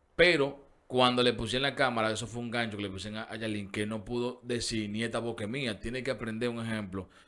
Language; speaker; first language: Spanish; native; Spanish